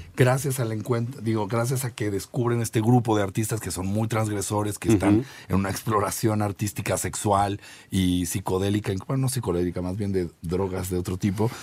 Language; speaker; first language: Spanish; native; Spanish